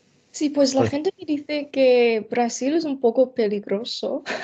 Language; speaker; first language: Spanish; non-native, fluent; Chinese